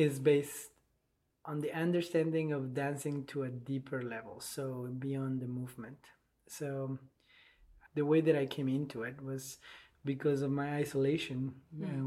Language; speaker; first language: English; non-native, fluent; Spanish